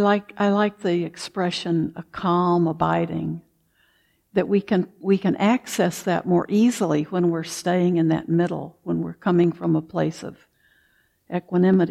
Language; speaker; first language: English; native; English